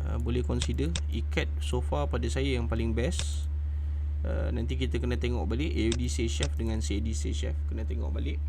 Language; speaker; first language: Malay; native; Malay